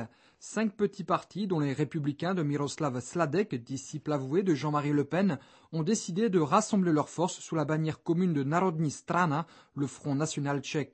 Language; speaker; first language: French; native; French